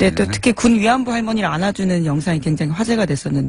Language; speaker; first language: Korean; native; Korean